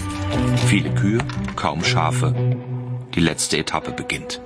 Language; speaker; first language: German; native; German